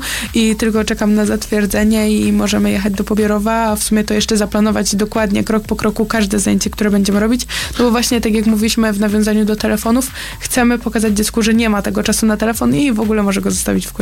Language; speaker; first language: Polish; native; Polish